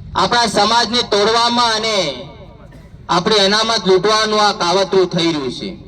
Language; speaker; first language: Gujarati; non-native, local second language; Bhili